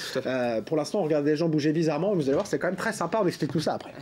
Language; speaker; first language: French; native; French